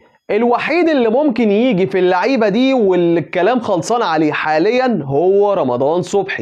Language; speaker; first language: Arabic; native; Arabic